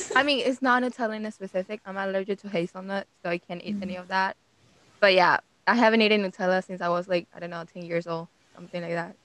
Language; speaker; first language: English; non-native, fluent; Spanish